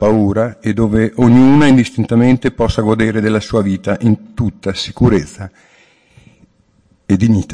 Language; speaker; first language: Italian; native; Italian